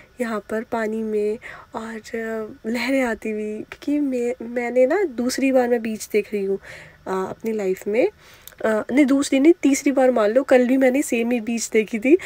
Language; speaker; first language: Hindi; native; Hindi